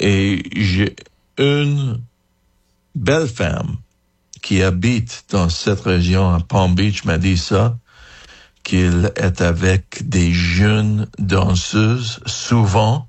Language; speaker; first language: French; non-native, learner; English